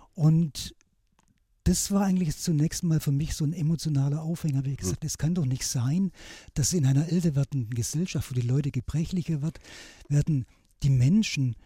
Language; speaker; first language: German; native; German